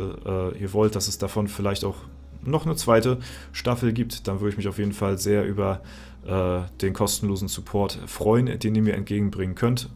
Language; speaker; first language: German; native; German